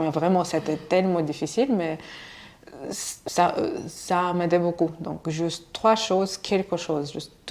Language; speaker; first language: French; non-native, fluent; Russian